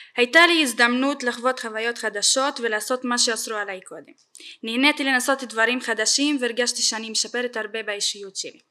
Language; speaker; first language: Hebrew; non-native, local second language; Arabic